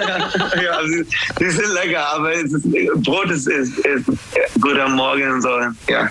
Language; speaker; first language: German; non-native, learner; English